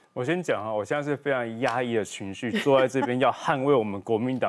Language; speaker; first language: Chinese; native; Chinese